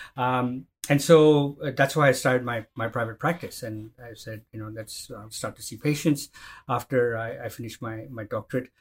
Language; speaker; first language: English; non-native, fluent; Arabic